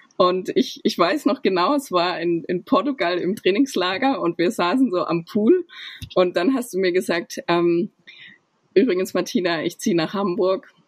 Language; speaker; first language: German; native; German